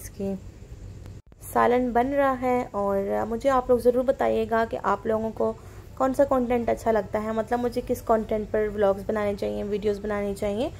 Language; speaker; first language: Urdu; native; Urdu